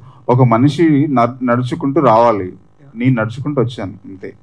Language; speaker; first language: Telugu; native; Telugu